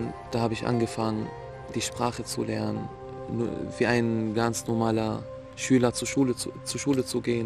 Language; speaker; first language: German; non-native, fluent; Arabic